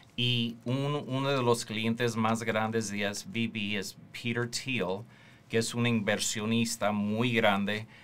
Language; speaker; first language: Spanish; early bilingual, heritage; Spanish